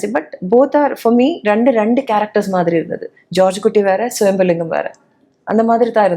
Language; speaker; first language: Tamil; non-native, learner; Malayalam